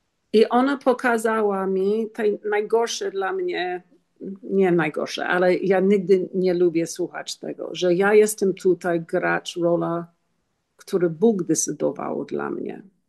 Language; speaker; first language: Polish; non-native, learner; English